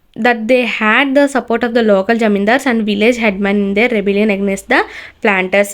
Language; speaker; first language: English; non-native, local second language; Telugu